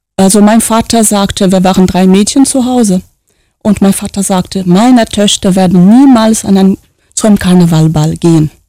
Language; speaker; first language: German; non-native, fluent; Portuguese